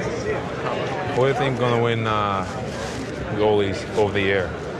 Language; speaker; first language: English; non-native, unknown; Russian